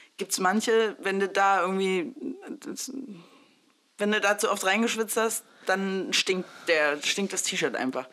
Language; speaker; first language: German; early bilingual, other home language; Spanish